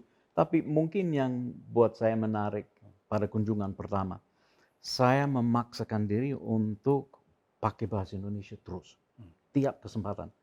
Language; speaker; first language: Indonesian; non-native, fluent; English